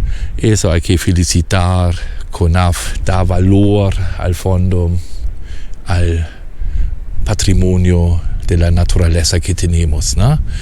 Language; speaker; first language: Spanish; non-native, fluent; German